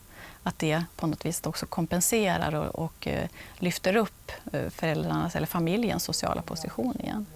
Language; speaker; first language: Swedish; native; Swedish